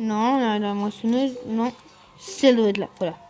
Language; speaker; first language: French; native; French